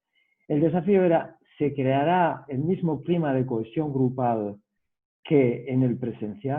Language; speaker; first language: Spanish; native; Spanish